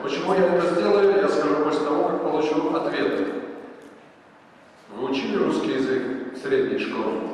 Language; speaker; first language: Russian; native; Russian